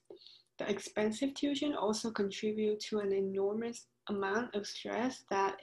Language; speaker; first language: English; non-native, fluent; Vietnamese